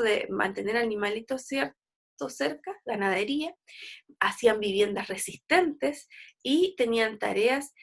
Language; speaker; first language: Spanish; native; Spanish